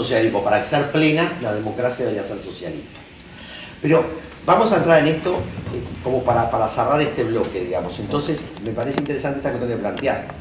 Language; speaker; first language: Spanish; native; Spanish